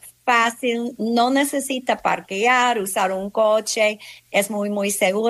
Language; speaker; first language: Spanish; non-native, fluent; English